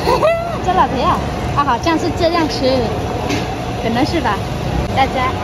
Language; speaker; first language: Chinese; non-native, learner; Vietnamese